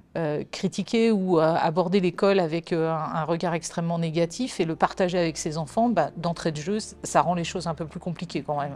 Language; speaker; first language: French; native; French